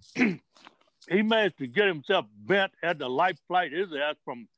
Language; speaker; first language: English; native; English